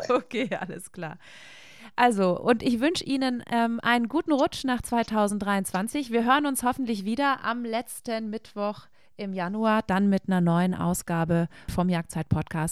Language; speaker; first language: German; native; German